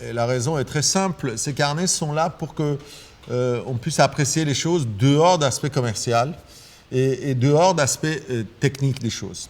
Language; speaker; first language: French; non-native, fluent; Persian